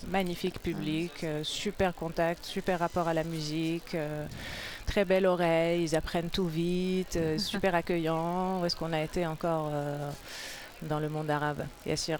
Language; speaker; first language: French; non-native, local second language; Arabic